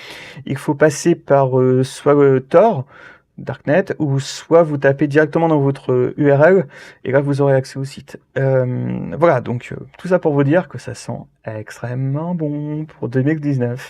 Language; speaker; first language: French; native; French